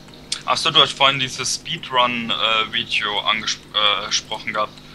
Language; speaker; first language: German; native; German